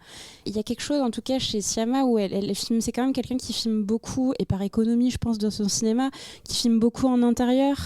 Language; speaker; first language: French; native; French